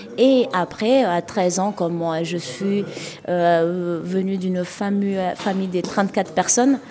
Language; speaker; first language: French; non-native, local second language; Malagasy